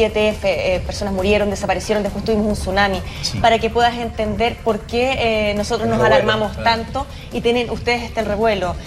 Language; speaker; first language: Spanish; native; Spanish